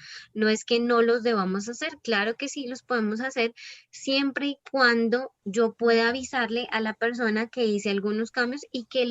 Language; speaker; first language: Spanish; native; Spanish